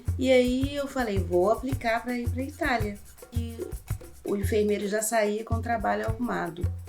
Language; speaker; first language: Portuguese; native; Portuguese